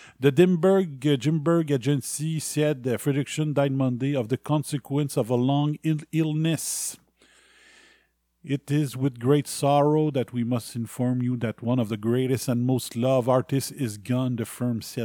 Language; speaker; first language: English; non-native, fluent; French